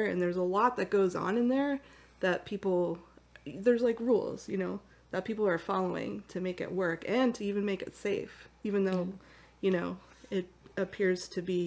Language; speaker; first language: English; native; English